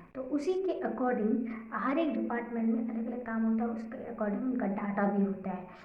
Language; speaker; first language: Hindi; native; Hindi